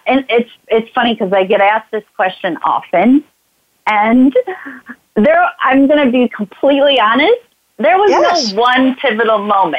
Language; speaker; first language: English; native; English